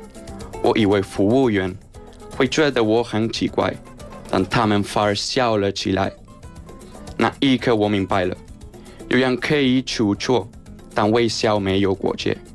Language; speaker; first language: Chinese; non-native, fluent; Spanish